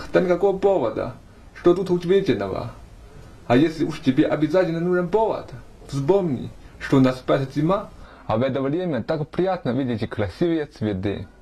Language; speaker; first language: Russian; non-native, fluent; Chinese